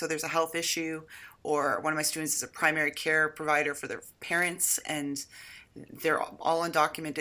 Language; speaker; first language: English; native; English